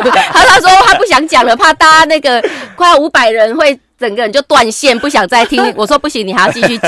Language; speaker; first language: Chinese; native; Chinese